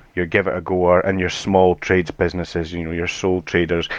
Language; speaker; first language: English; native; English